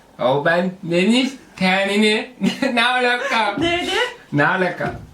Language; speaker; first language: Turkish; non-native, learner; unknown